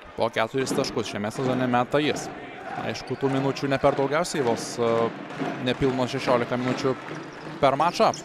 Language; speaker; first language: Lithuanian; native; Lithuanian